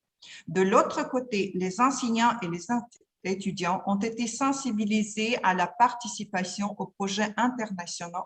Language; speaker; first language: French; non-native, fluent; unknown